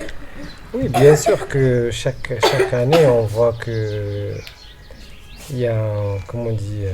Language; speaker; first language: French; non-native, local second language; Arabic